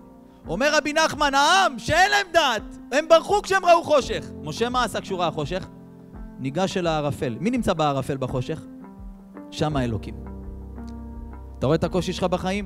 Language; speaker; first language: Hebrew; native; Hebrew